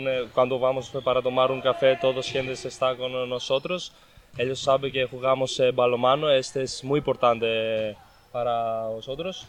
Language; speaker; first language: Spanish; non-native, learner; Greek